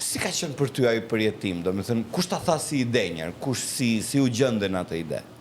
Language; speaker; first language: Albanian; native; Albanian